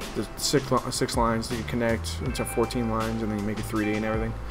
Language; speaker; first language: English; native; English